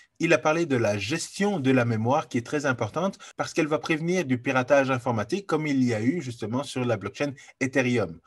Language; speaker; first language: French; native; French